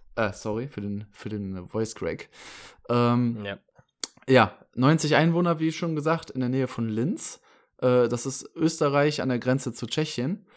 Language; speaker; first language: German; native; German